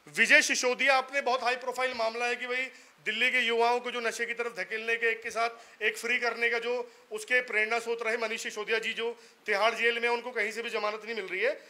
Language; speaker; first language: Hindi; native; Hindi